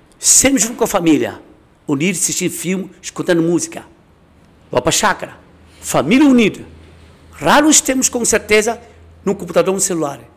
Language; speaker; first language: Portuguese; non-native, fluent; Chinese